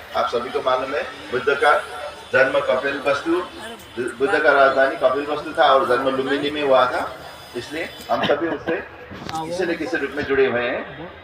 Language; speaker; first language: Hindi; non-native, fluent; Newari